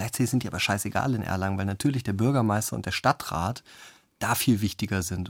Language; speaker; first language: German; native; German